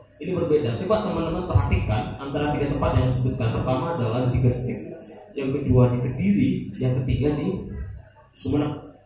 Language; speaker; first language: Indonesian; non-native, local second language; Madurese